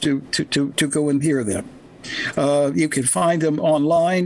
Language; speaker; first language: English; native; English